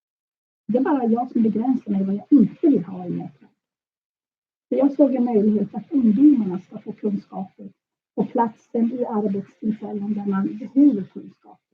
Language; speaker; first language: Swedish; native; Swedish